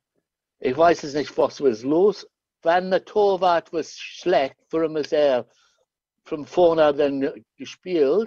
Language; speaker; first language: German; non-native, learner; English